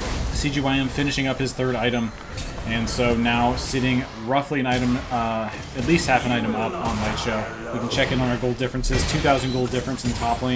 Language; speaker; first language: English; native; English